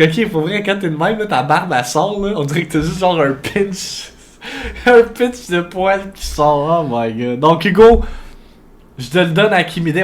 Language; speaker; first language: French; native; French